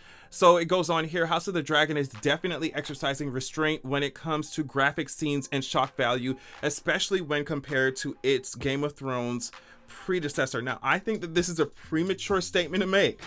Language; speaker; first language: English; native; English